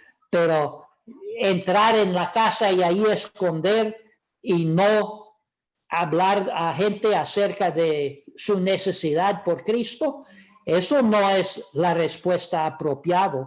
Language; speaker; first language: Spanish; non-native, fluent; English